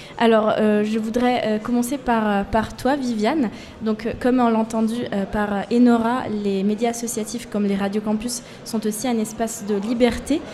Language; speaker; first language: French; native; French